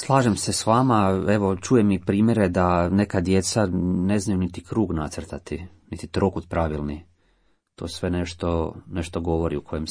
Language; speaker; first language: Croatian; native; Croatian